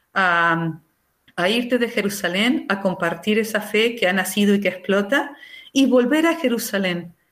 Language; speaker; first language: Spanish; native; Spanish